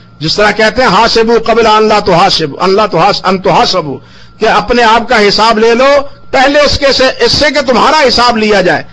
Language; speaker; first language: Urdu; non-native, local second language; Punjabi